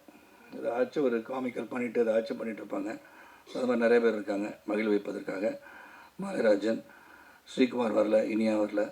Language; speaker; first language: Tamil; native; Tamil